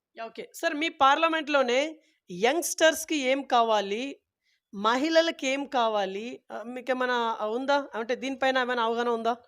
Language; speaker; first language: Telugu; native; Telugu